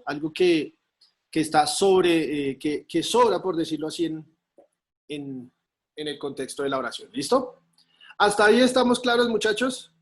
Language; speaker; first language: Spanish; native; Spanish